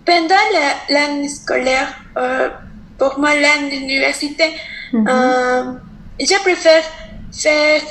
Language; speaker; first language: French; non-native, learner; Spanish